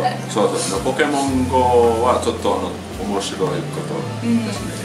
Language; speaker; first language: Japanese; non-native, learner; Finnish